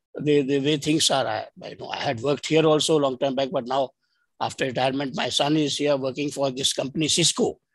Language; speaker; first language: English; non-native, local second language; Bangla